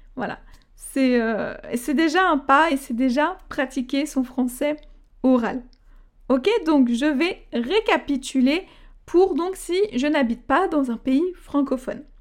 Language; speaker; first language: French; native; French